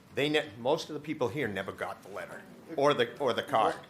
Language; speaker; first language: English; native; English